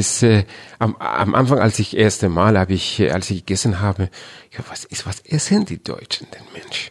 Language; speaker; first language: German; non-native, fluent; Persian